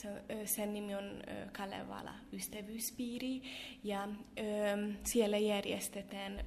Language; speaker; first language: Finnish; non-native, fluent; Hungarian